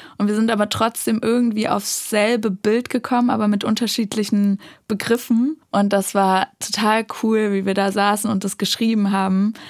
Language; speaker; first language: German; native; German